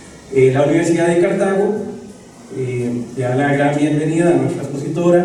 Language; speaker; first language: Spanish; native; Spanish